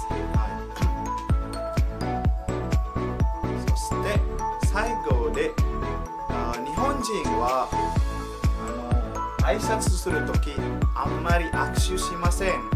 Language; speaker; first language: Japanese; non-native, learner; Indonesian